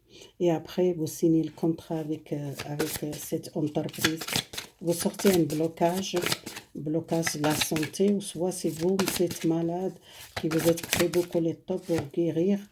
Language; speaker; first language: French; non-native, fluent; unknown